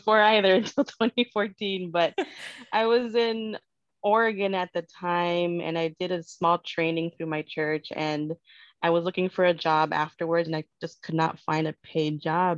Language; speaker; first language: English; early bilingual, other home language; Spanish